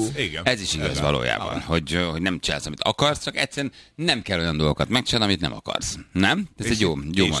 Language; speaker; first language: Hungarian; native; Hungarian